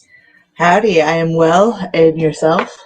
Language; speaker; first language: English; native; English